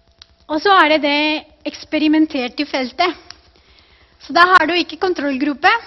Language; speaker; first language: Norwegian; non-native, fluent; Spanish